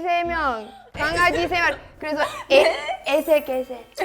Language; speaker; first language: Korean; non-native, learner; English